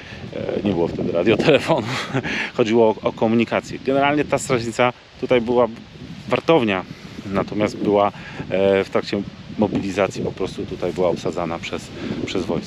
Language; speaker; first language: Polish; native; Polish